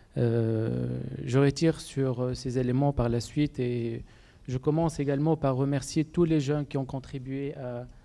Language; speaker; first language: French; non-native, local second language; Arabic